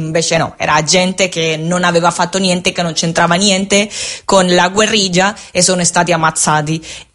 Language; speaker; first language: Italian; non-native, fluent; Spanish